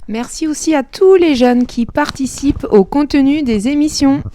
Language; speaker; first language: French; native; French